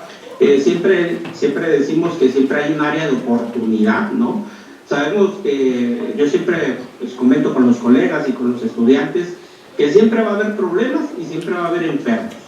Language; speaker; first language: Spanish; native; Spanish